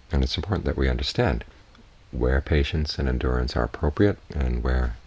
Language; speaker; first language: English; native; English